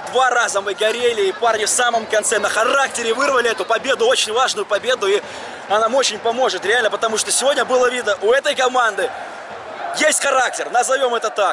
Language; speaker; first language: Russian; native; Russian